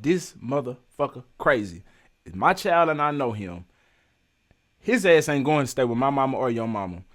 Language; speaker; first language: English; native; English